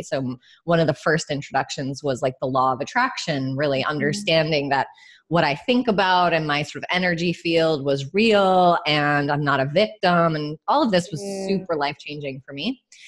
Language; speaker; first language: English; native; English